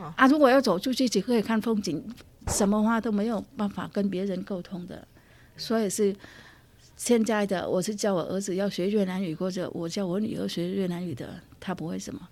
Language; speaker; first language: Chinese; non-native, fluent; Vietnamese